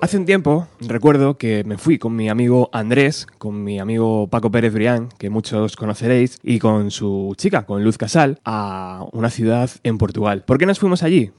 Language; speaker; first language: Spanish; native; Spanish